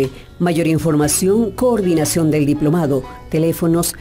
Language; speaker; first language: Spanish; native; Spanish